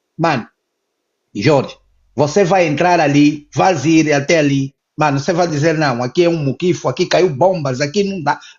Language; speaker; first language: Portuguese; native; Portuguese